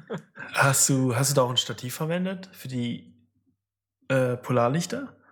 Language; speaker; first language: German; non-native, fluent; Russian